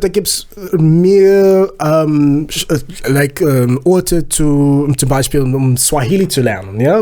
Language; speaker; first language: German; non-native, learner; Zulu